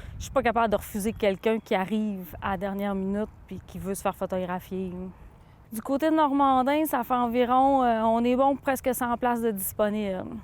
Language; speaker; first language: French; native; French